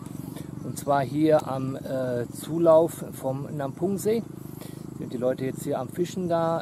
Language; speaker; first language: German; native; German